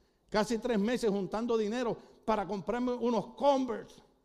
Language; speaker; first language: Spanish; native; Spanish